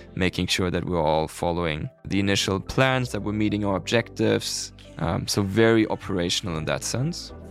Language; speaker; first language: English; non-native, fluent; German